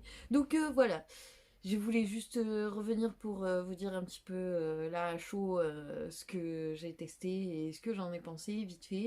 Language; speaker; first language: French; native; French